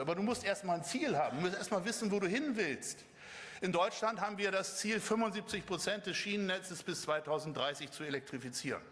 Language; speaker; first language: German; native; German